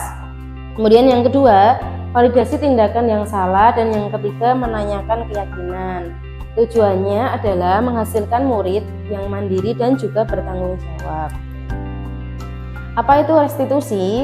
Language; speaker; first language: Indonesian; native; Indonesian